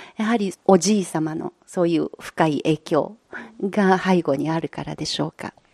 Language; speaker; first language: Japanese; non-native, fluent; Chinese